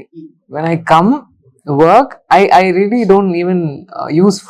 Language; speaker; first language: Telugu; non-native, learner; Tamil